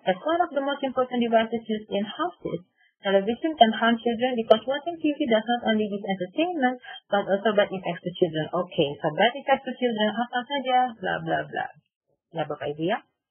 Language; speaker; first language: English; non-native, fluent; Indonesian